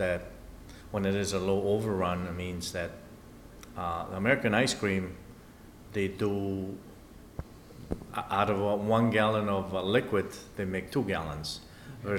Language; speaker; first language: English; non-native, fluent; Italian